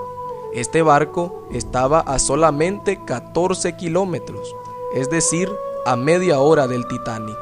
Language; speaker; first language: Spanish; native; Spanish